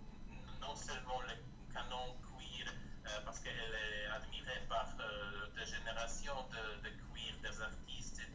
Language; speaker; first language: French; non-native, fluent; Polish